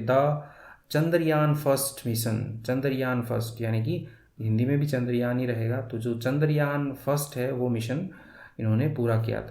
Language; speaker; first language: Hindi; native; Hindi